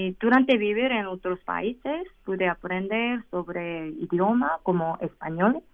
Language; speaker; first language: Spanish; non-native, learner; Korean